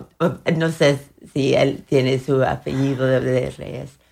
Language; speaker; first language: Spanish; early bilingual, heritage; Spanish